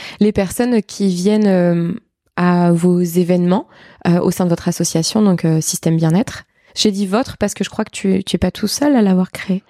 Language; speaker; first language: French; native; French